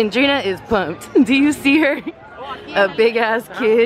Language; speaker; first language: English; early bilingual, other home language; Spanish